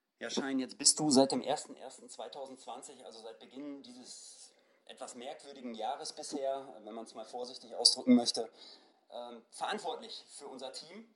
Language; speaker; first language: German; native; German